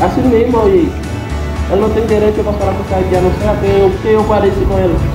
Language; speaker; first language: Portuguese; non-native, learner; Haitian Creole